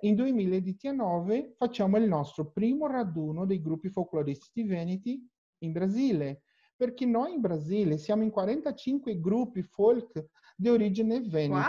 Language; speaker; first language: Italian; non-native, learner; Portuguese